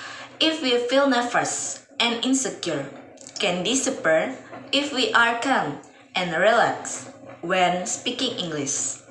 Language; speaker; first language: English; non-native, learner; Indonesian